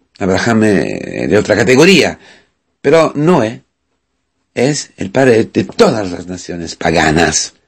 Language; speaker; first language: Spanish; non-native, fluent; Italian